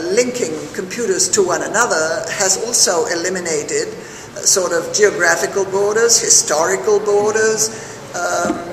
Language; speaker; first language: English; non-native, fluent; French